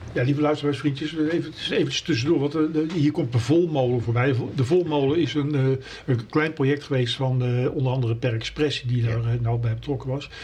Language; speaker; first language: Dutch; native; Dutch